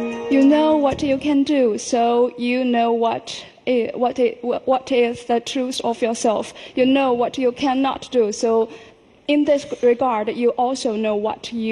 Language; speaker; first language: English; non-native, fluent; Chinese